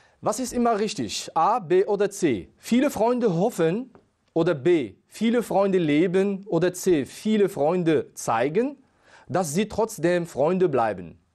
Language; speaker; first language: German; non-native, fluent; Arabic